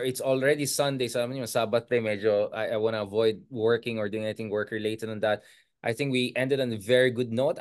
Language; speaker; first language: English; non-native, local second language; Filipino